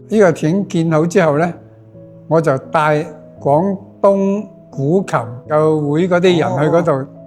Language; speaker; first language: Cantonese; native; Cantonese